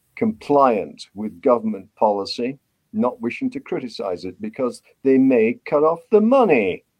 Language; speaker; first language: English; native; English